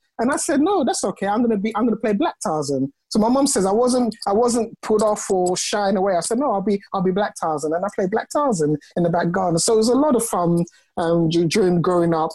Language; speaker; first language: English; non-native, local second language; Ga